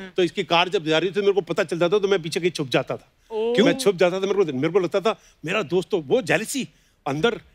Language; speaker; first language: Hindi; native; Hindi